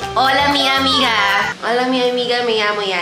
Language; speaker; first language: Spanish; non-native, learner; Filipino